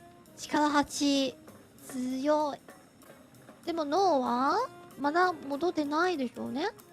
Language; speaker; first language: Japanese; non-native, fluent; Chinese